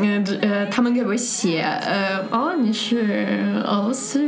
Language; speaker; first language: Chinese; non-native, fluent; Russian